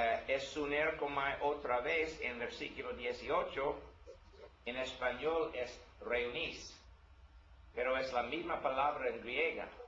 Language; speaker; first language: Spanish; non-native, learner; English